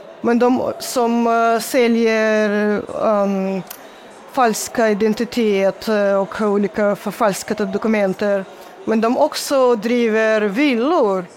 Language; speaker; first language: Swedish; non-native, fluent; Russian